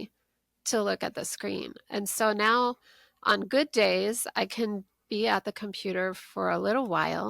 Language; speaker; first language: English; native; English